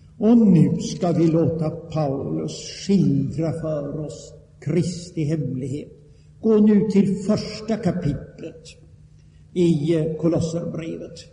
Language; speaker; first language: Swedish; native; Swedish